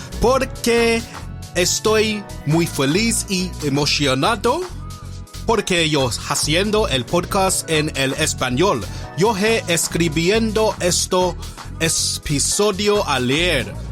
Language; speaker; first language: Spanish; non-native, learner; English